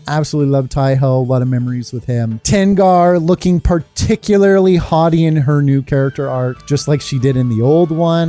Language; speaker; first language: English; native; English